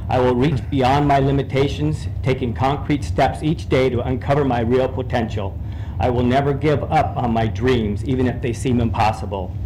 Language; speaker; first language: English; native; English